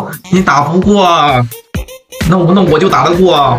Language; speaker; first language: Chinese; native; Chinese